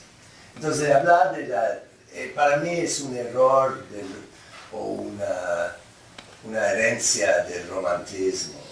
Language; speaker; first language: Spanish; non-native, fluent; English